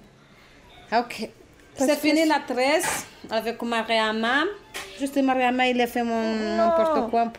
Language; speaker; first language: French; non-native, learner; Comorian